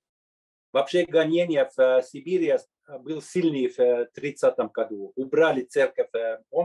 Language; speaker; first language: Russian; non-native, fluent; Finnish